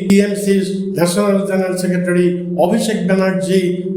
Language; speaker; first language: English; non-native, local second language; Assamese